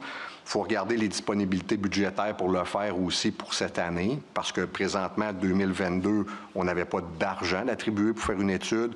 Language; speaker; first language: French; native; French